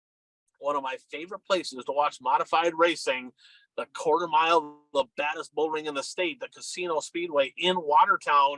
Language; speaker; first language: English; native; English